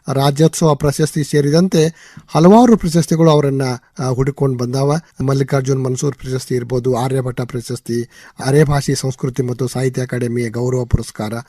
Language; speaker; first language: Kannada; native; Kannada